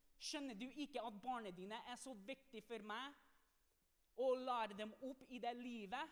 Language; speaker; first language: Norwegian; non-native, fluent; English